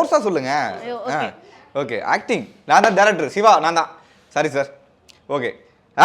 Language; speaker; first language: Tamil; native; Tamil